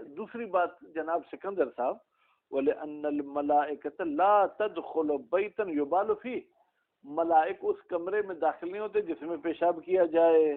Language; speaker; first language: Urdu; non-native, local second language; Sindhi